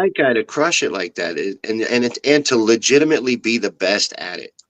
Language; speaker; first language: English; native; English